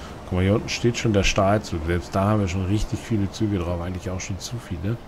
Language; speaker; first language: German; native; German